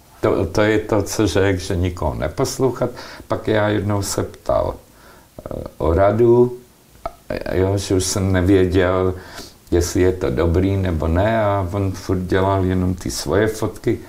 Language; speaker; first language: Czech; non-native, local second language; Slovak